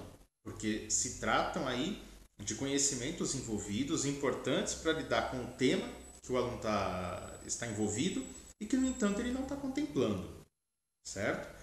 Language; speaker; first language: Portuguese; native; Portuguese